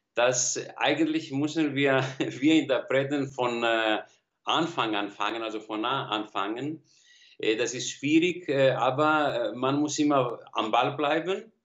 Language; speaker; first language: German; non-native, learner; Greek